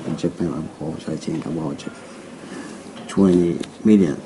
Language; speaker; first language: English; non-native, learner; Arabic